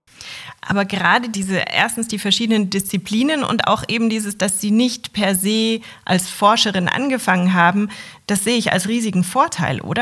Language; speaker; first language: German; native; German